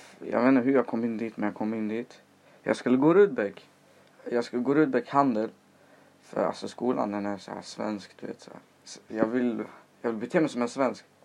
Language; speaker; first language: Swedish; native; Swedish